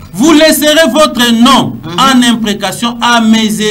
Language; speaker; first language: French; non-native, local second language; Lingala